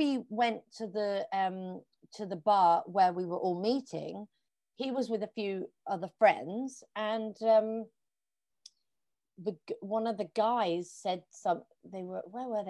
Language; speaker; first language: English; native; English